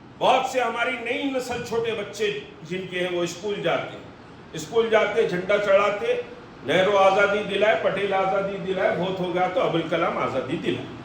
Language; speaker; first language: Urdu; native; Urdu